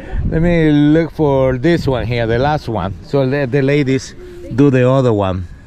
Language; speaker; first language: English; non-native, fluent; Spanish